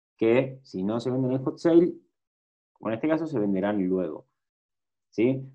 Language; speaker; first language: Spanish; native; Spanish